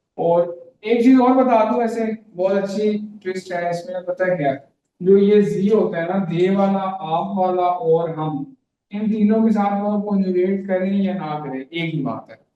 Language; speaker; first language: Urdu; native; Urdu